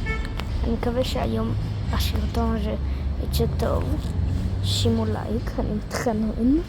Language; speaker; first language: Hebrew; early bilingual, other home language; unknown